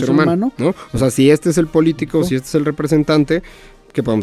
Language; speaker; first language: Spanish; native; Spanish